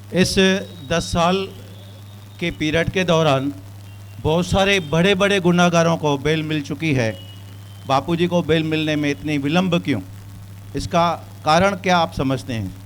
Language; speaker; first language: Hindi; non-native, local second language; Sindhi